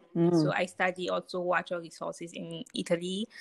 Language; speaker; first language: English; non-native, fluent; Hausa